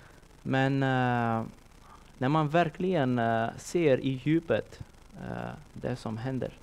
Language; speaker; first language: Swedish; non-native, fluent; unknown